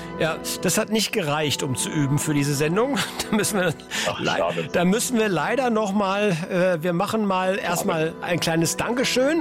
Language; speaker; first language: German; native; German